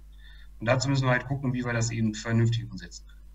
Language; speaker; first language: German; native; German